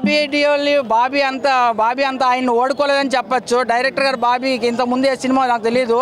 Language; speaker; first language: Telugu; native; Telugu